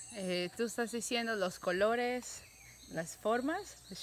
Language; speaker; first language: Portuguese; non-native, learner; Spanish